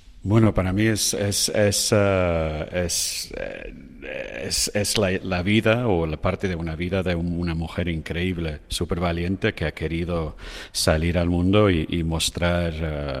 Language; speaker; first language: Spanish; non-native, fluent; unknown